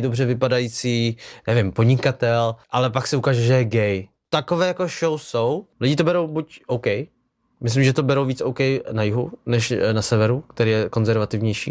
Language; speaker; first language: Czech; early bilingual, other home language; Vietnamese